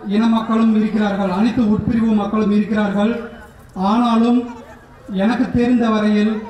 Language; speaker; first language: Tamil; non-native, local second language; Telugu